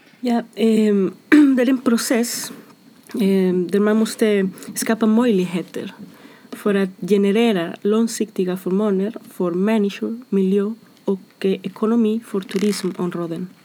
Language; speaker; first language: Swedish; non-native, fluent; Spanish